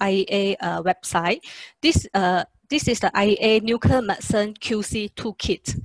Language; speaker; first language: English; non-native, local second language; Chinese